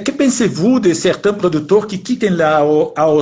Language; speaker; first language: French; non-native, learner; Portuguese